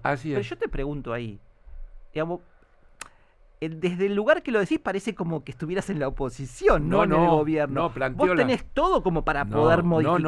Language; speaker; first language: Spanish; native; Spanish